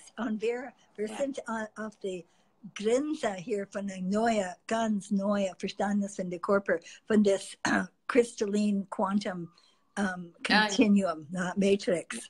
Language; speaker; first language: German; non-native, fluent; English